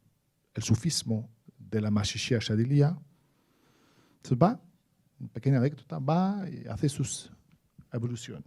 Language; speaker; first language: Spanish; non-native, fluent; Arabic